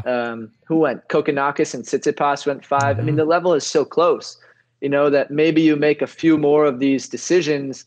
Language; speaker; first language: English; native; English